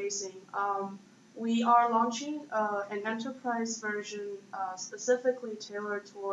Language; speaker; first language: English; non-native, fluent; Chinese